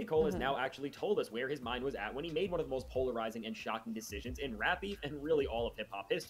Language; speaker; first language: English; native; English